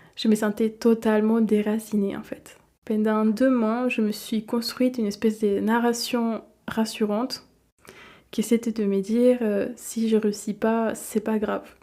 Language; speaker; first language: French; non-native, fluent; Spanish